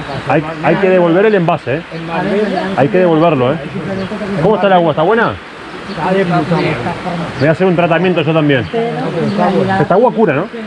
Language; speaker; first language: Spanish; native; Spanish